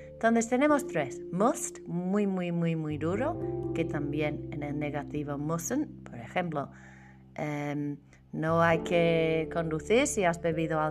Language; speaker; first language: Spanish; non-native, fluent; English